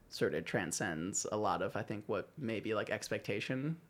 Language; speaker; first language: English; native; English